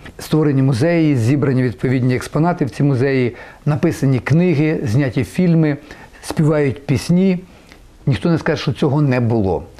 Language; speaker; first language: Ukrainian; native; Ukrainian